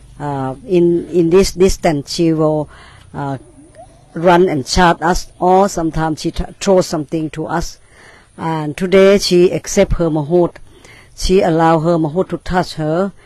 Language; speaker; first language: English; non-native, learner; Thai